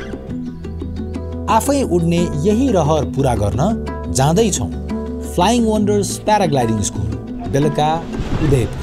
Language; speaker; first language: Nepali; native; Nepali